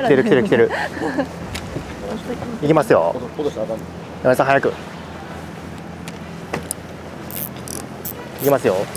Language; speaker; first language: Japanese; native; Japanese